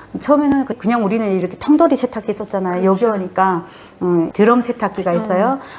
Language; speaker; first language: Korean; native; Korean